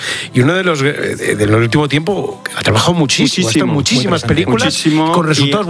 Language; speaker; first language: Spanish; native; Spanish